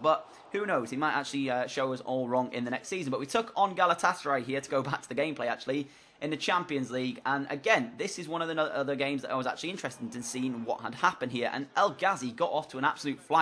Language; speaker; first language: English; native; English